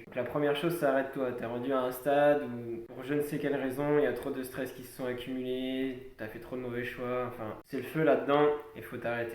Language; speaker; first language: French; native; French